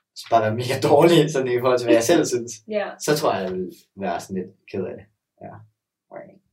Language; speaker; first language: Danish; native; Danish